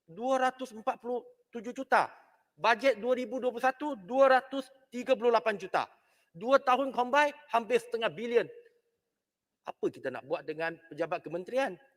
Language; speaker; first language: Malay; non-native, local second language; Chinese